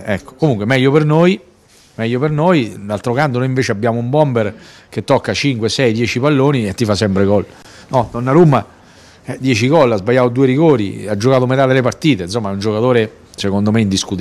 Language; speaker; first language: Italian; native; Italian